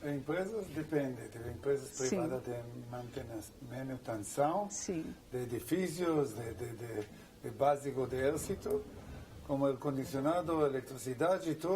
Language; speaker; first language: Portuguese; non-native, learner; Hebrew